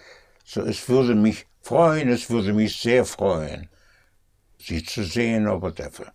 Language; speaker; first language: German; non-native, fluent; English